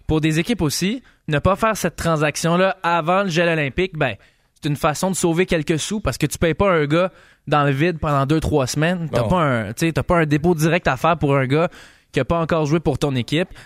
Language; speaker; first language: French; native; French